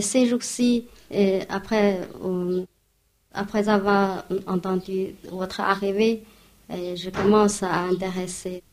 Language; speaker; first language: French; non-native, learner; Chinese